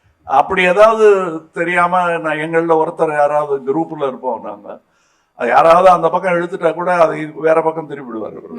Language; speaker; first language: Tamil; native; Tamil